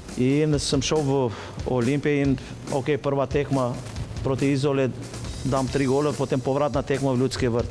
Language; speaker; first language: Slovenian; non-native, fluent; Albanian